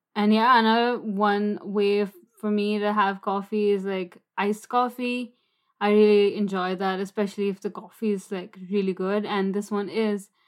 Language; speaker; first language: English; non-native, local second language; Hindi